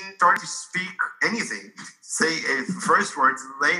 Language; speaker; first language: English; non-native, fluent; Hebrew